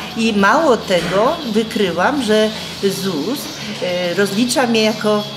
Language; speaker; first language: Polish; native; Polish